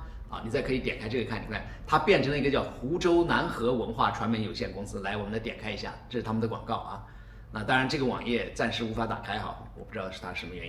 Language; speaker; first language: Chinese; native; Chinese